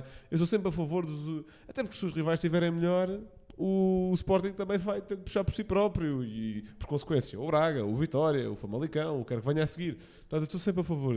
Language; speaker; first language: Portuguese; native; Portuguese